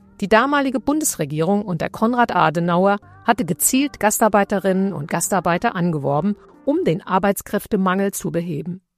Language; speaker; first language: German; early bilingual, other home language; Italian